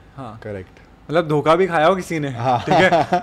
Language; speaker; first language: Hindi; native; Hindi